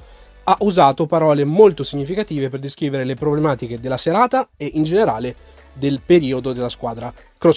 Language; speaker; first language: Italian; native; Italian